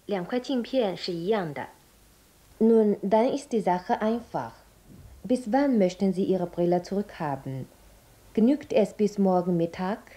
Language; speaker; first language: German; non-native, fluent; Chinese